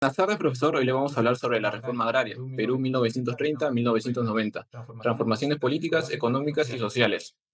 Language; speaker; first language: Spanish; native; Spanish